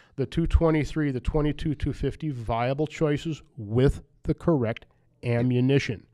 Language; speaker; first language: English; native; English